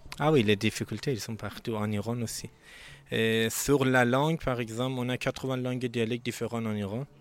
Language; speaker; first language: French; non-native, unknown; Persian